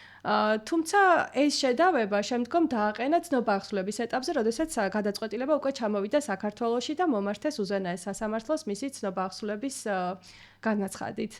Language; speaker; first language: Georgian; native; Georgian